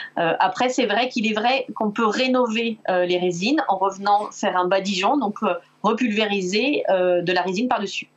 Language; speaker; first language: French; native; French